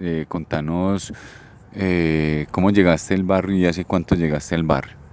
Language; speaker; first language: Spanish; native; Spanish